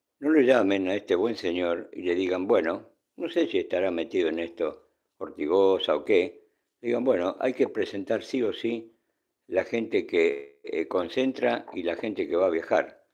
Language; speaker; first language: Spanish; native; Spanish